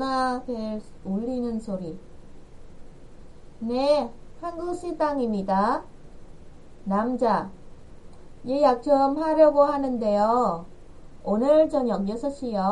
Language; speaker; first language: Korean; non-native, fluent; Vietnamese